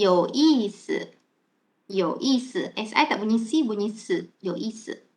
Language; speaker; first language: Chinese; non-native, fluent; Malay